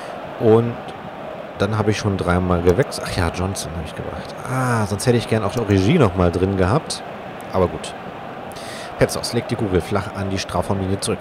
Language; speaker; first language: German; native; German